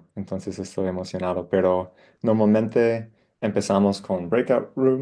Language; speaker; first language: Spanish; non-native, fluent; English